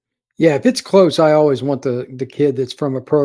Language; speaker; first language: English; native; English